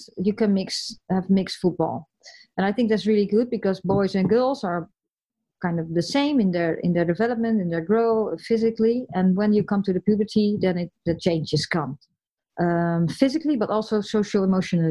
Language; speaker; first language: English; non-native, fluent; Dutch